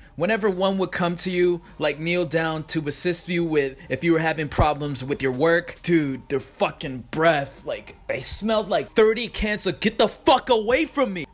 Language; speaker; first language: English; early bilingual, other home language; Japanese